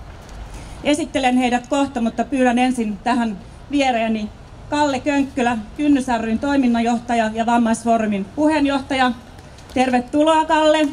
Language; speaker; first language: Finnish; native; Finnish